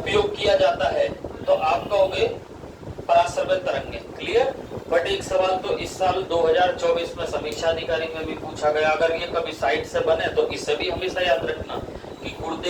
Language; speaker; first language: Hindi; native; Hindi